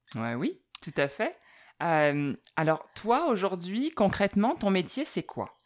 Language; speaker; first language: French; native; French